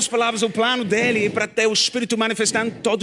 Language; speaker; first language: Portuguese; non-native, learner; English